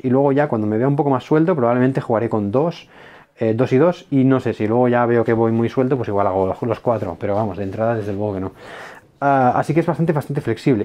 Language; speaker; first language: Spanish; native; Spanish